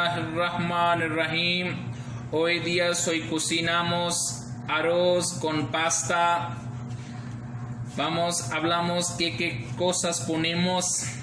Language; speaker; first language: Spanish; non-native, learner; Urdu